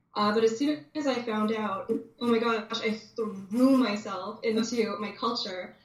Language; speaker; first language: English; native; English